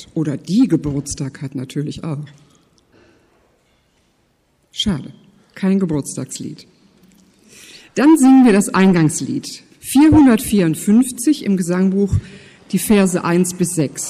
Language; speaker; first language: German; native; German